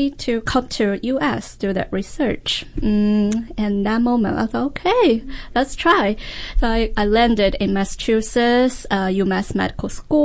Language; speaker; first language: English; non-native, fluent; Chinese